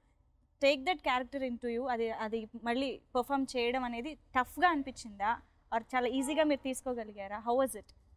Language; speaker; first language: Telugu; native; Telugu